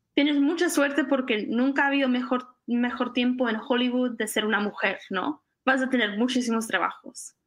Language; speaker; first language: Spanish; non-native, fluent; Czech